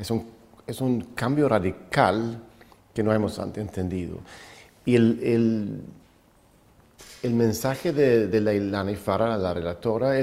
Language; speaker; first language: Spanish; non-native, fluent; Swedish